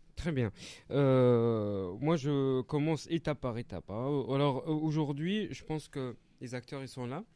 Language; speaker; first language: French; native; French